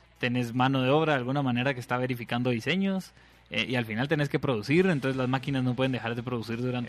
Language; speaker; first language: Spanish; native; Spanish